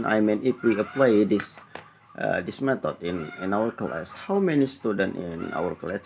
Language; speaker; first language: English; non-native, learner; Indonesian